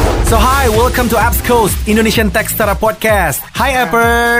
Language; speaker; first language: English; non-native, fluent; Javanese